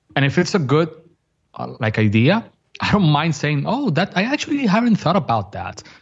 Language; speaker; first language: English; non-native, fluent; Spanish